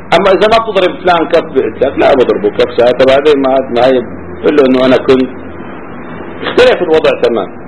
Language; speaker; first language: Arabic; native; Arabic